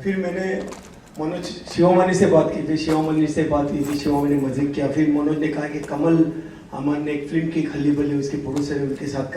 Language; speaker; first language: Hindi; native; Hindi